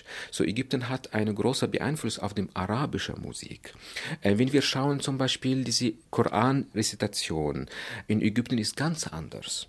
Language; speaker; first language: German; non-native, fluent; Arabic